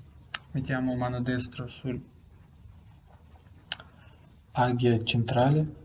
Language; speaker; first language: Italian; non-native, learner; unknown